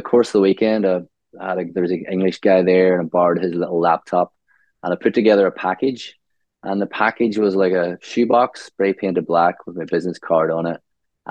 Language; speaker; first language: English; native; English